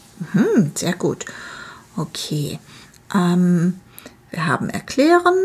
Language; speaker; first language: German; non-native, fluent; English